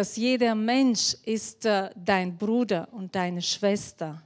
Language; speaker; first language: German; non-native, fluent; Bulgarian